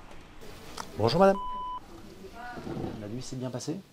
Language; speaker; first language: French; native; French